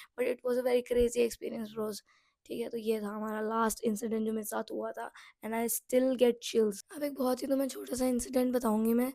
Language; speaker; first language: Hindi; non-native, local second language; Nepali